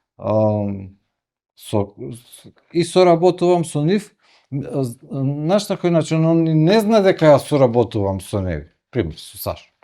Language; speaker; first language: Macedonian; native; Macedonian